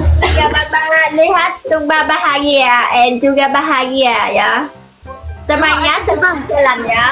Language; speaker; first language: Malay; non-native, learner; Vietnamese